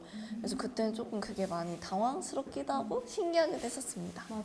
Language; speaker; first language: Korean; native; Korean